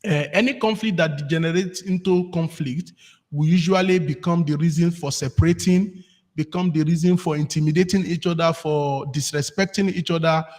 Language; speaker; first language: English; non-native, local second language; Yoruba